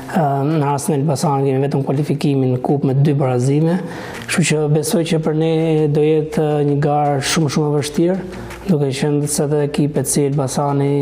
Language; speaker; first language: Albanian; native; Albanian